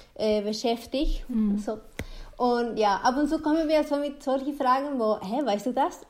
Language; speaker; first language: German; non-native, fluent; Spanish